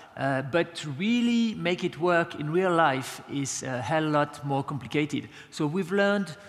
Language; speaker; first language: English; non-native, fluent; French